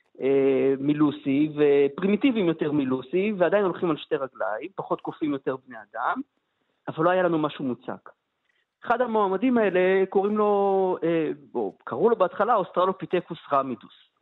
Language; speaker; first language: Hebrew; native; Hebrew